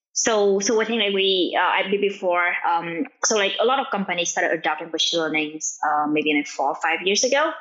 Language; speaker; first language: English; non-native, fluent; Vietnamese